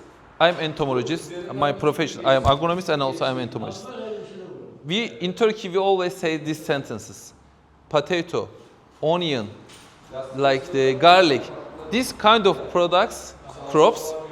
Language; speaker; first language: English; non-native, fluent; Turkish